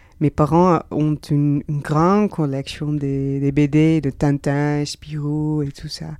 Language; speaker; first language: French; non-native, learner; Dutch